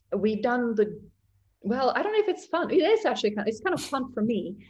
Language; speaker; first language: English; non-native, fluent; Czech